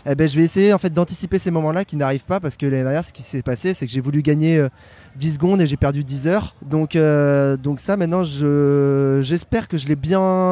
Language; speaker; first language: French; native; French